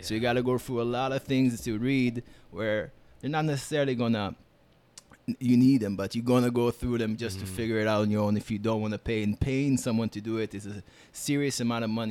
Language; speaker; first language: English; non-native, fluent; Hebrew